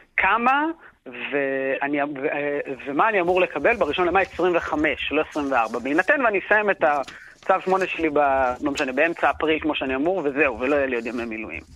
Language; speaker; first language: Hebrew; native; Hebrew